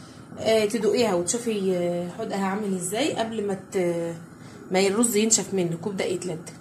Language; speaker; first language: Arabic; native; Arabic